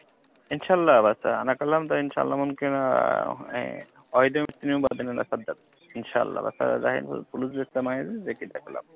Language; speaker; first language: Arabic; non-native, learner; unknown